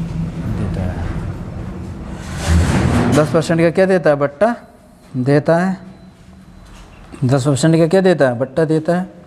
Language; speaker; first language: Hindi; native; Hindi